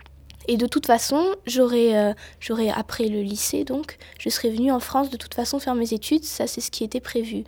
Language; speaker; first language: French; native; French